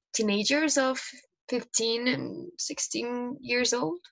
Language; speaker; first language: English; non-native, fluent; Spanish